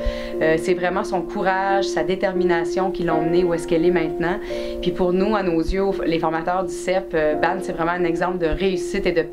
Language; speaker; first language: French; native; French